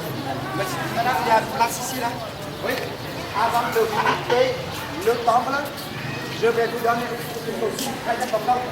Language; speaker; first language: French; non-native, fluent; Vietnamese